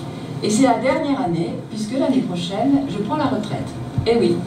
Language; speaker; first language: French; native; French